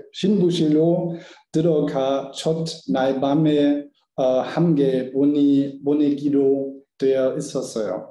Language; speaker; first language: Korean; non-native, learner; German